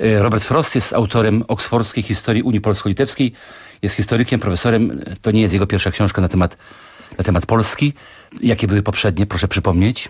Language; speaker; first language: Polish; native; Polish